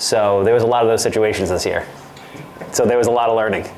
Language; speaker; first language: English; native; English